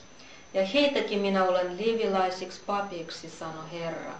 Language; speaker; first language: Finnish; non-native, learner; Russian